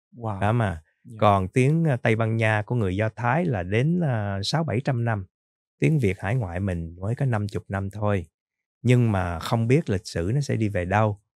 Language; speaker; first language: Vietnamese; native; Vietnamese